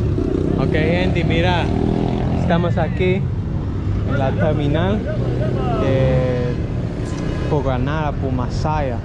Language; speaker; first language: Spanish; non-native, learner; English